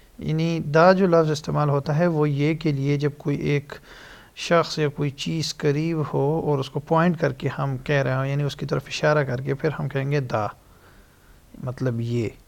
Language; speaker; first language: Urdu; non-native, local second language; Pashto